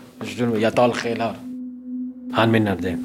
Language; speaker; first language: Swedish; non-native, learner; Arabic